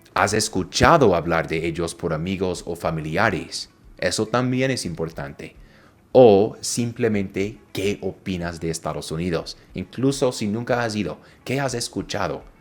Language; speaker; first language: Spanish; non-native, fluent; English